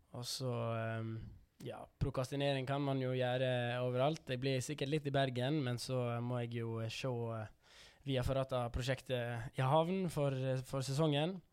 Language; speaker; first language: Norwegian; early bilingual, other home language; Dutch